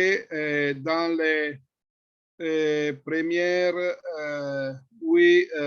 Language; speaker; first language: French; non-native, fluent; Italian